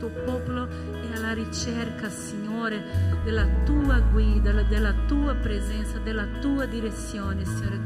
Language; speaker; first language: Italian; non-native, fluent; Portuguese